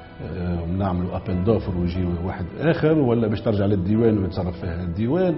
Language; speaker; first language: Arabic; native; Arabic